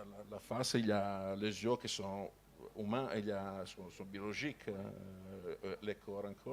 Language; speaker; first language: French; non-native, learner; Italian